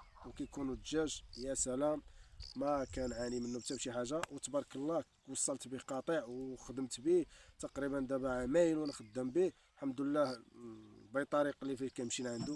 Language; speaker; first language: Arabic; native; Arabic